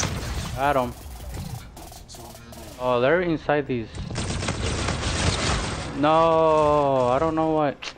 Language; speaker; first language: English; native; English